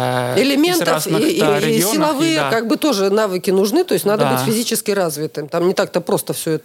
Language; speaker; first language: Russian; native; Russian